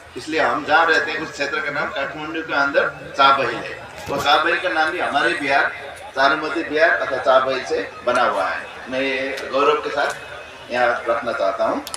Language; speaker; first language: Hindi; non-native, fluent; Newari